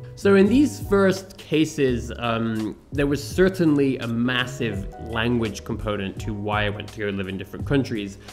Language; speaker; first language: English; native; English